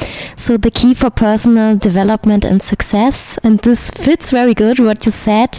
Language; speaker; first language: English; non-native, fluent; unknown